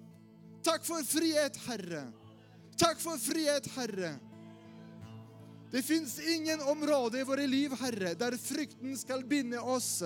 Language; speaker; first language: Norwegian; non-native, fluent; French